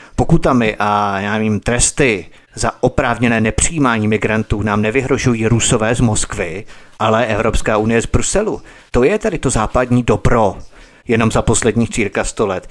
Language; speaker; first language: Czech; native; Czech